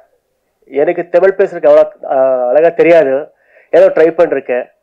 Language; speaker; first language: Tamil; non-native, learner; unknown